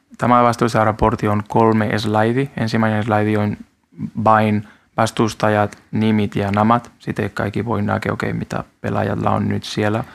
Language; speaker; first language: Finnish; non-native, learner; Spanish